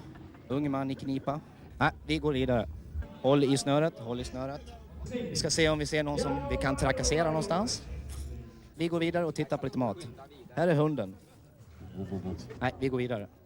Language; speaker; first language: Swedish; native; Swedish